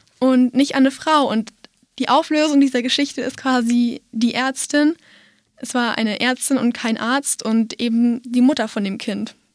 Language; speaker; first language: German; native; German